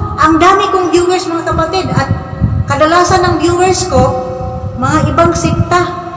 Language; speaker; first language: Filipino; non-native, local second language; Cebuano